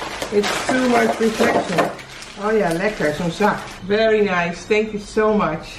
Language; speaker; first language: English; non-native, fluent; Dutch